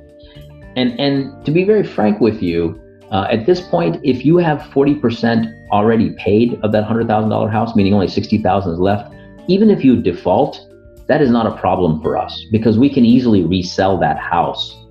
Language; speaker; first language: English; native; English